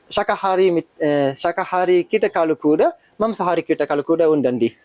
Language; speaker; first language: Telugu; non-native, learner; French